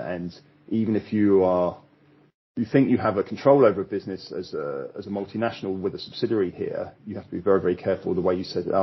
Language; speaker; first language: English; native; English